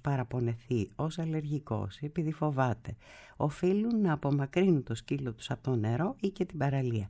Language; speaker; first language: Greek; native; Greek